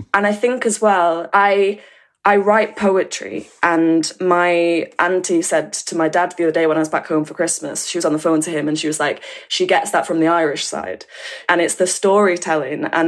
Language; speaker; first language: English; native; English